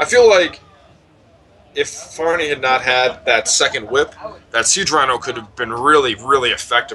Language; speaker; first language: English; native; English